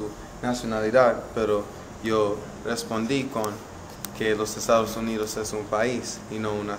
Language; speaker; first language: Spanish; non-native, learner; English